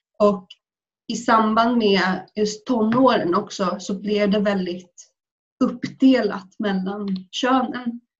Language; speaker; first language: Swedish; early bilingual, other home language; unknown